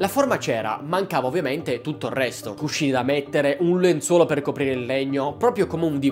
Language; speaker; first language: Italian; native; Italian